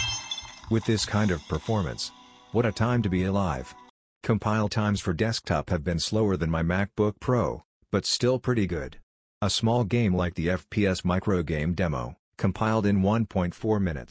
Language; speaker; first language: English; native; English